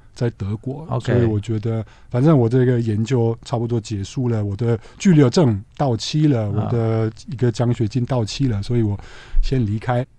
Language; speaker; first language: Chinese; non-native, fluent; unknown